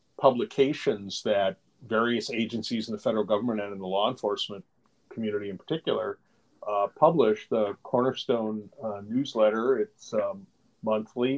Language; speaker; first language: English; native; English